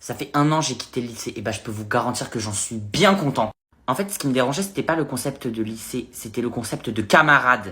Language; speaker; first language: French; native; French